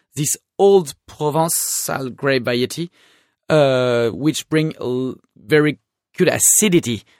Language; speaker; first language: English; non-native, fluent; French